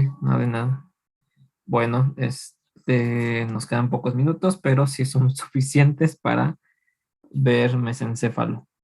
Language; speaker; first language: Spanish; native; Spanish